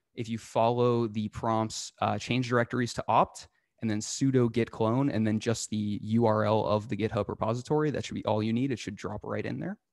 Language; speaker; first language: English; native; English